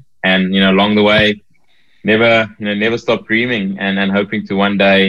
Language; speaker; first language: English; native; English